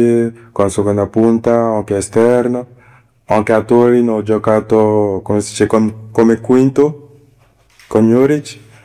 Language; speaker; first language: Italian; non-native, fluent; French